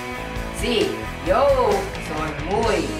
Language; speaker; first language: Spanish; non-native, learner; English